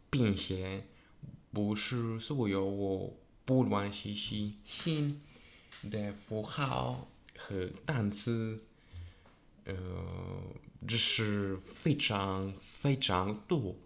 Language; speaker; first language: Chinese; non-native, learner; Polish